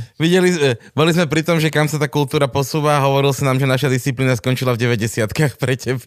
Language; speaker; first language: Slovak; native; Slovak